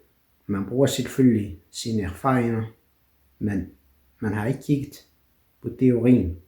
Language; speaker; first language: Danish; non-native, fluent; French